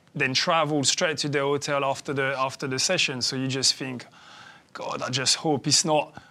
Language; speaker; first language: English; early bilingual, other home language; French